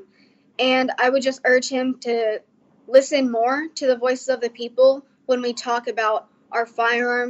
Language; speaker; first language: English; native; English